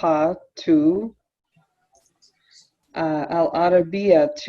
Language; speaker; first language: Arabic; non-native, learner; English